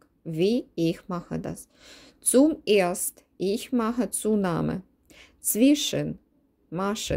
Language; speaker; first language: German; non-native, learner; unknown